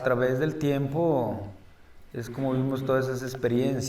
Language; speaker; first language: Spanish; native; Spanish